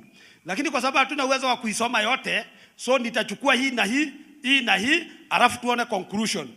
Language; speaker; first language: Swahili; non-native, local second language; Kikuyu